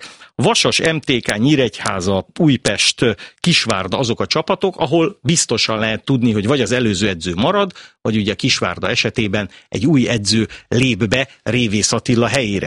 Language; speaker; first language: Hungarian; native; Hungarian